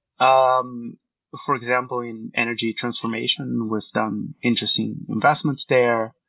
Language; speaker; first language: English; non-native, fluent; Portuguese